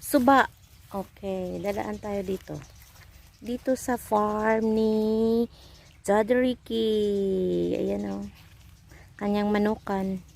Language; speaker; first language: Filipino; non-native, local second language; Cebuano